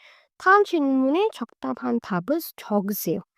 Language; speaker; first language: Korean; non-native, learner; Hindi